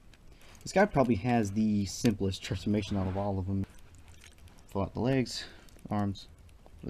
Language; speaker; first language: English; native; English